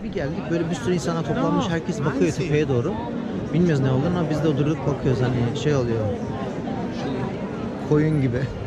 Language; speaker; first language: Turkish; native; Turkish